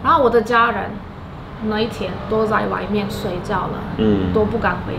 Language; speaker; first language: Chinese; non-native, fluent; Turkish